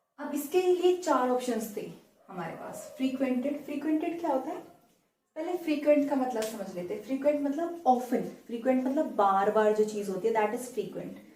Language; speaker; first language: Hindi; native; Hindi